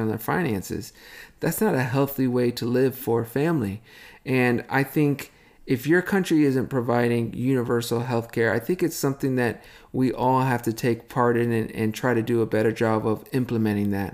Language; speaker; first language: English; native; English